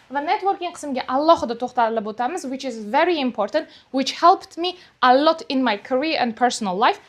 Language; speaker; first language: English; non-native, fluent; Uzbek